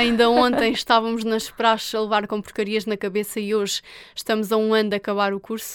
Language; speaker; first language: Portuguese; native; Portuguese